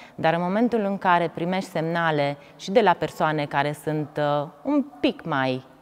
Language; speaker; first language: Romanian; native; Romanian